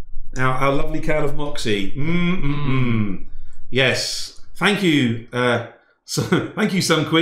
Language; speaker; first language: English; native; English